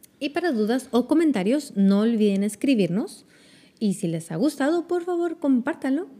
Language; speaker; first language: Spanish; native; Spanish